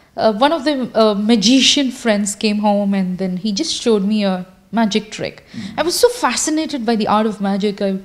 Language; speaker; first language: English; non-native, local second language; Kannada